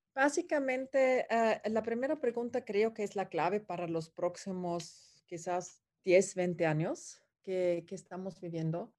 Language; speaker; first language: Spanish; non-native, fluent; German